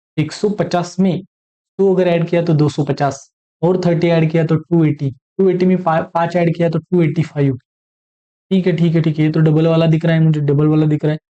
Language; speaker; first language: Hindi; non-native, local second language; Marathi